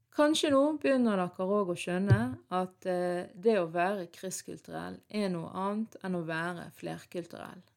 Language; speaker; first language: Norwegian; early bilingual, other home language; Arabic